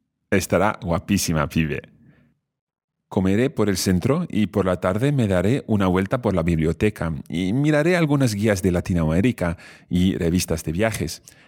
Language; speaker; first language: Spanish; non-native, fluent; English